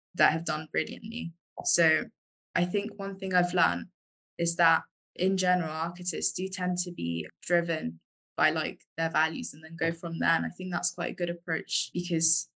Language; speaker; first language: English; native; English